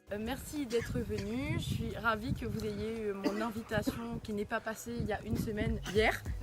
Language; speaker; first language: French; non-native, local second language; Morisyen